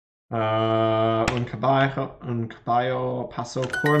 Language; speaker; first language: Spanish; non-native, learner; English